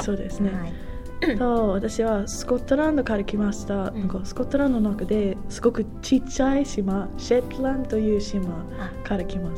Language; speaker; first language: Japanese; non-native, learner; English